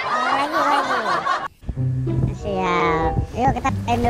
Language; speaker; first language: Indonesian; native; Indonesian